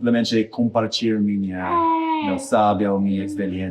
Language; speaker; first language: Portuguese; non-native, fluent; English